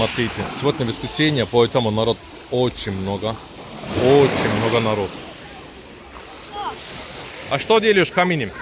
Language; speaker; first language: Russian; non-native, learner; Turkish